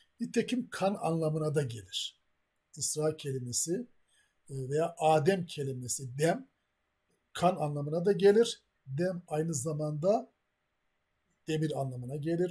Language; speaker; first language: Turkish; native; Turkish